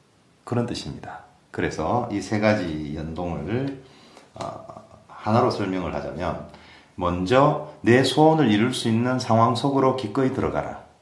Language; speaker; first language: Korean; native; Korean